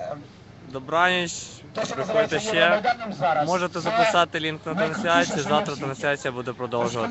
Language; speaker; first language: Ukrainian; native; Ukrainian